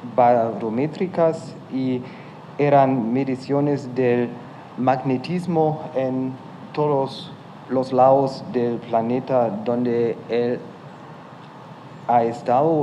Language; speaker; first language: Spanish; non-native, fluent; German